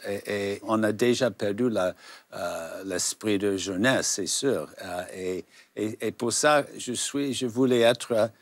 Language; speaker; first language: French; non-native, fluent; English